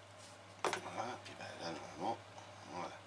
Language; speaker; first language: French; native; French